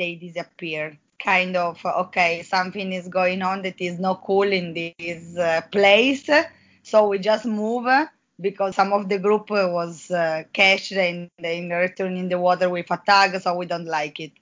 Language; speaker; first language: English; non-native, fluent; Italian